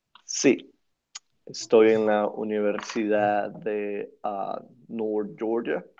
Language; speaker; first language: Spanish; early bilingual, other home language; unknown